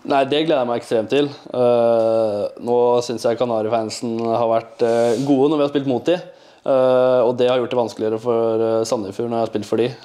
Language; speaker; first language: Norwegian; native; Norwegian